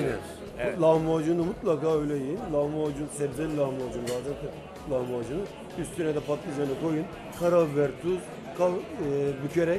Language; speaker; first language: Turkish; native; Turkish